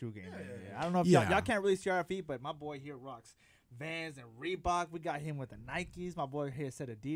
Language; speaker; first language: English; native; English